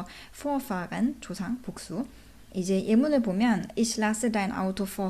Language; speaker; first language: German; non-native, fluent; Korean